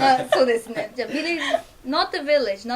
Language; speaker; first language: Japanese; non-native, fluent; Polish